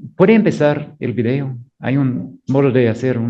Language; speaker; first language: Spanish; non-native, fluent; English